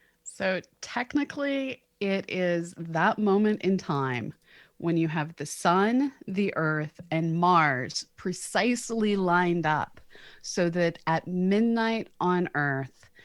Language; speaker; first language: English; native; English